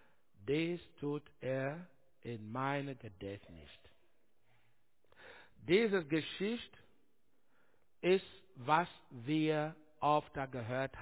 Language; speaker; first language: German; non-native, learner; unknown